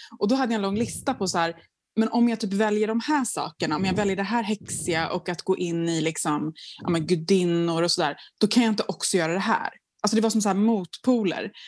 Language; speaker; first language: Swedish; native; Swedish